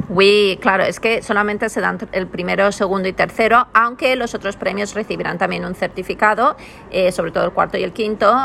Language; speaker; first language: Spanish; native; Spanish